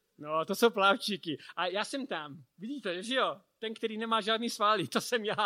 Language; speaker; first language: Czech; non-native, learner; English